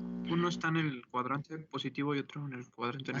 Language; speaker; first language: Spanish; native; Spanish